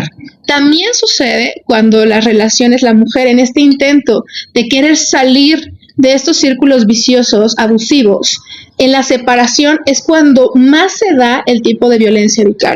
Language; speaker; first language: Spanish; native; Spanish